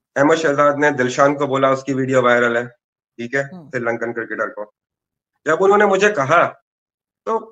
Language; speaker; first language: Hindi; native; Hindi